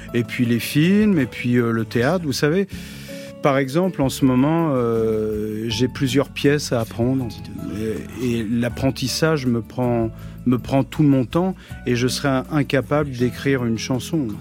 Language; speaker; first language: French; native; French